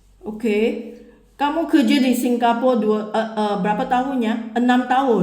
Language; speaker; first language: Indonesian; non-native, learner; Filipino